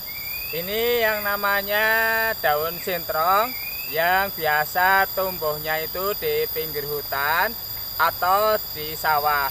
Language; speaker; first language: Indonesian; non-native, local second language; Javanese